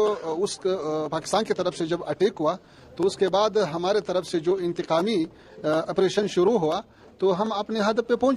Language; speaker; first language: Hindi; non-native, fluent; Pashto